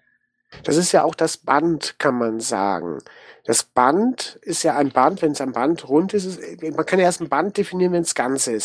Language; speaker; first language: German; native; German